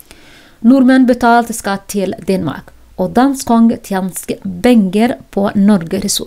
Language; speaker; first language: Norwegian; non-native, learner; Somali